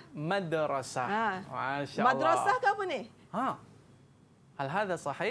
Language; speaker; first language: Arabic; non-native, fluent; Malay